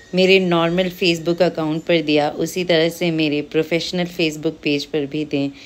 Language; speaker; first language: Hindi; native; Hindi